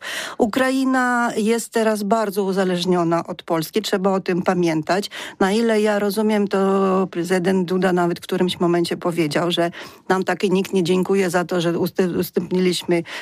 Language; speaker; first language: Polish; non-native, fluent; Ukrainian